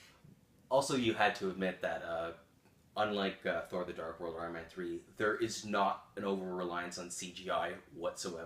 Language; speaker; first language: English; native; English